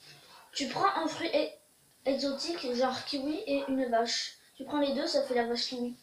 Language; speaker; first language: French; native; French